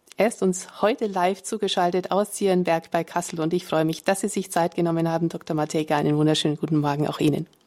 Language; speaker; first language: German; native; German